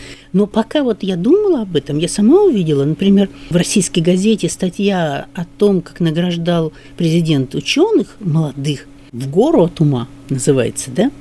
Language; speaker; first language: Russian; native; Russian